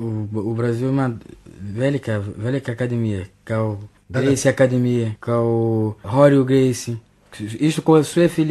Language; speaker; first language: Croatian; non-native, learner; Portuguese